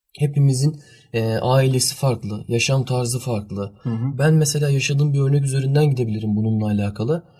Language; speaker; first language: Turkish; early bilingual, heritage; Turkish